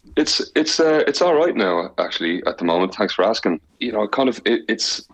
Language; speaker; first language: English; native; English